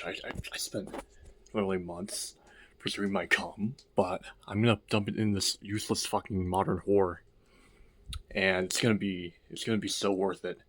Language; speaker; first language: English; native; English